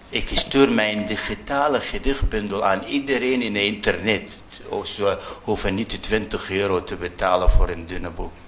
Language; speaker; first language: Dutch; non-native, fluent; Arabic